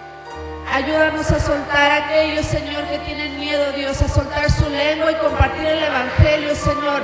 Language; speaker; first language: Spanish; native; Spanish